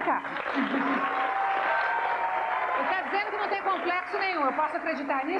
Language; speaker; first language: Portuguese; native; Portuguese